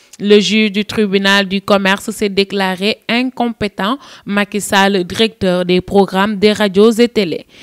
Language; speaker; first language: French; non-native, local second language; Wolof